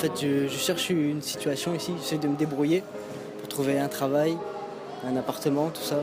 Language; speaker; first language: French; native; French